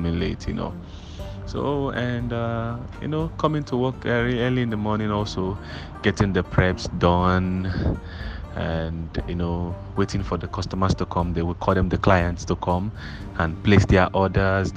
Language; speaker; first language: English; non-native, local second language; Igbo